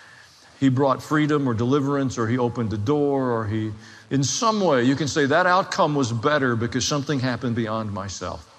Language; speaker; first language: English; native; English